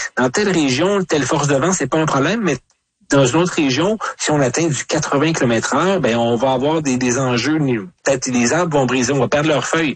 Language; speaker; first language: French; native; French